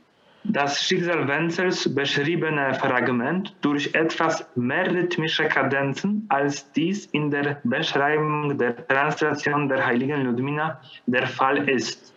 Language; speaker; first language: German; non-native, fluent; Polish